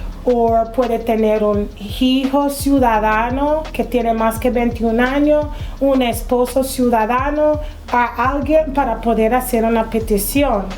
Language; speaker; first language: Spanish; non-native, fluent; English